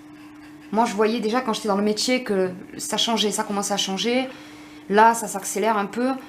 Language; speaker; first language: French; native; French